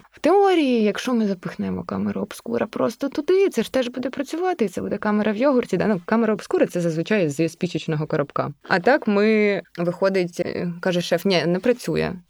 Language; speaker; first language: Ukrainian; native; Ukrainian